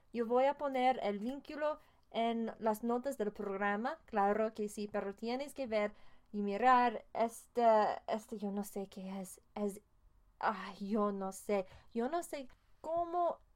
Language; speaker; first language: Spanish; non-native, fluent; English